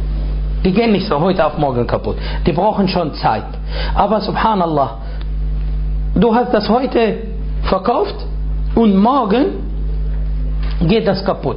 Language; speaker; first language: German; non-native, fluent; Arabic